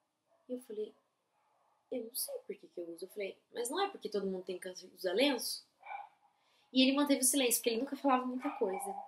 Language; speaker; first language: Portuguese; native; Portuguese